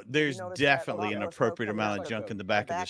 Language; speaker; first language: English; native; English